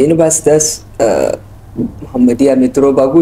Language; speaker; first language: Indonesian; non-native, learner; Hausa